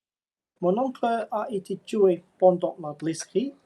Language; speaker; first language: French; non-native, learner; English